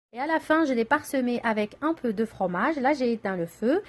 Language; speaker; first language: French; non-native, local second language; Arabic